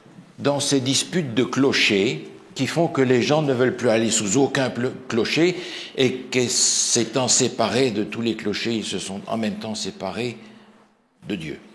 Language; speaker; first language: French; native; French